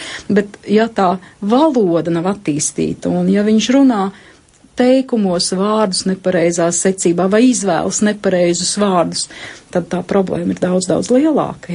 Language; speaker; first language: Latvian; native; Latvian